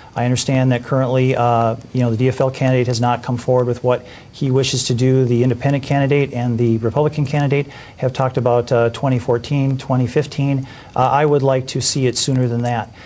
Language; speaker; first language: English; native; English